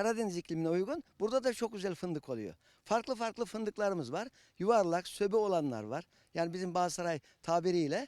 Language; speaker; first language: Turkish; native; Turkish